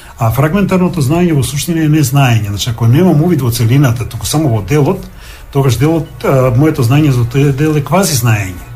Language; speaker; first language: Macedonian; native; Macedonian